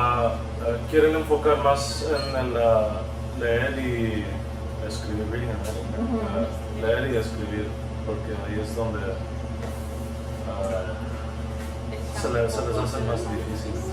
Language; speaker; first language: Spanish; early bilingual, heritage; Spanish